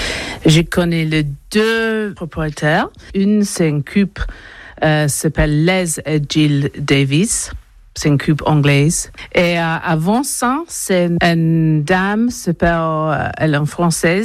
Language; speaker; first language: French; non-native, learner; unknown